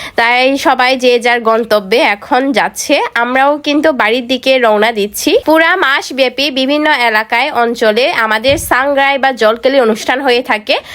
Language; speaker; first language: Bangla; non-native, local second language; Marma